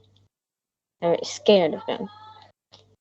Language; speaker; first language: English; non-native, learner; Vietnamese